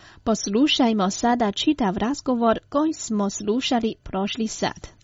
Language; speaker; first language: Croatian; non-native, fluent; Chinese